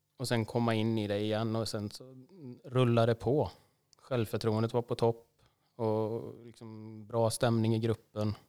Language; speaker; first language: Swedish; native; Swedish